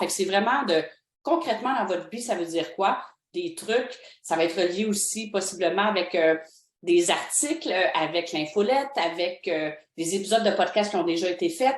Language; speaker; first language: French; native; French